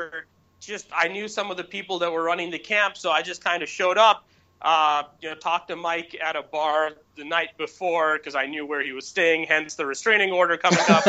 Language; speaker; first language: English; native; English